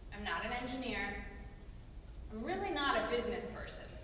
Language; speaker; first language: English; native; English